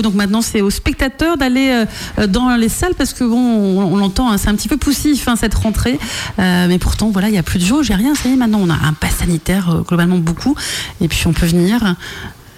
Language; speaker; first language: French; native; French